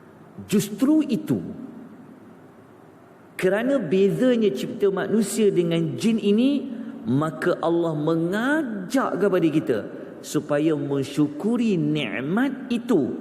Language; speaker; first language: Malay; native; Malay